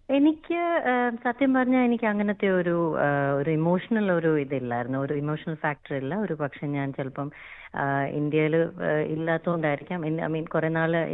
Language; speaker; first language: Malayalam; early bilingual, heritage; Malayalam